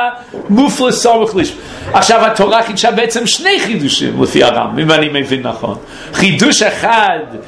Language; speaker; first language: Hebrew; non-native, fluent; English